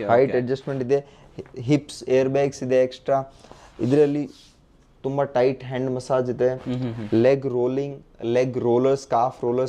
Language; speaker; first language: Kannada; non-native, local second language; Hindi